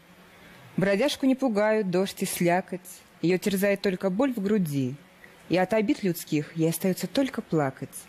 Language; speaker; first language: Russian; native; Russian